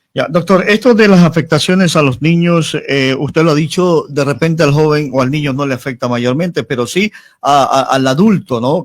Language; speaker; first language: Spanish; native; Spanish